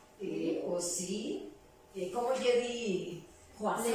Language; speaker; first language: French; non-native, learner; Spanish